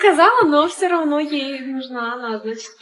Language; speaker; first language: Russian; native; Russian